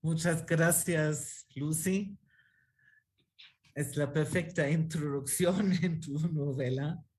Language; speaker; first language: Spanish; non-native, fluent; German